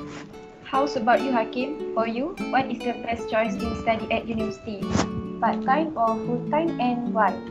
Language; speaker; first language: English; non-native, learner; Malay